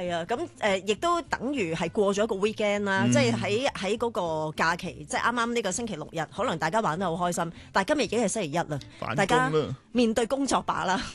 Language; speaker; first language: Cantonese; native; Cantonese